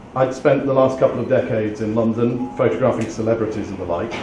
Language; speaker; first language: English; native; English